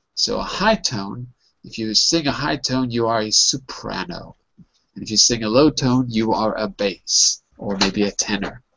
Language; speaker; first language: English; native; English